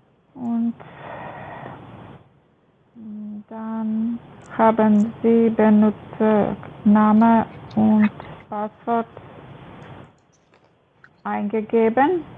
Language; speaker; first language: German; non-native, learner; Macedonian